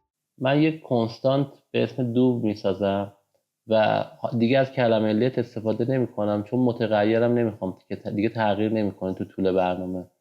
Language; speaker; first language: Persian; native; Persian